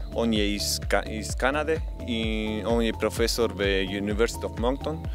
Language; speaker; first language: Slovenian; early bilingual, heritage; Slovenian